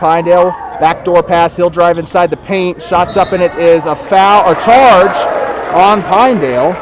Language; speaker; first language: English; native; English